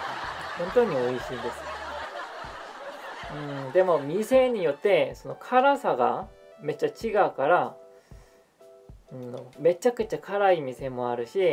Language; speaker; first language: Japanese; non-native, fluent; Korean